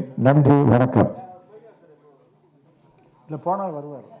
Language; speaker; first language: Tamil; native; Tamil